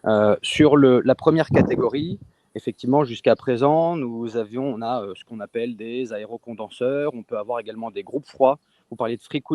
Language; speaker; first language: French; native; French